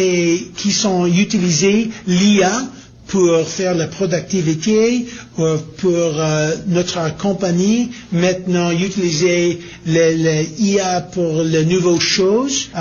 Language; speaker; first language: French; non-native, learner; English